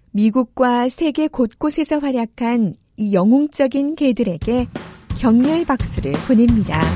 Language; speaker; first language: Korean; native; Korean